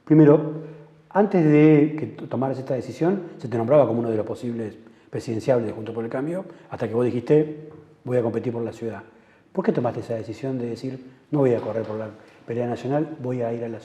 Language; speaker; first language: Spanish; native; Spanish